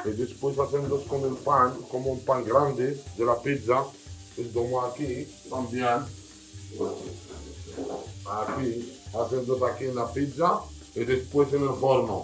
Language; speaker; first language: Spanish; non-native, learner; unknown